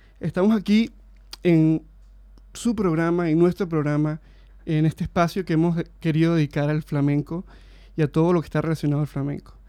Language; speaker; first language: Spanish; native; Spanish